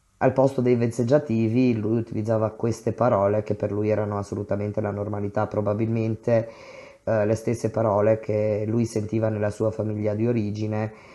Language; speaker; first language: Italian; non-native, fluent; Romanian